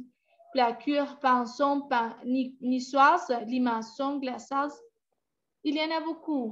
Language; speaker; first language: French; non-native, fluent; Spanish